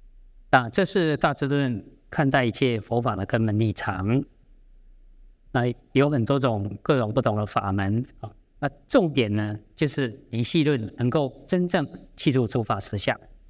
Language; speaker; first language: Chinese; native; Chinese